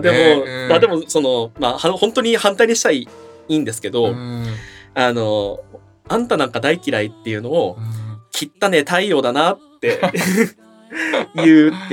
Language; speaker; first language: Japanese; native; Japanese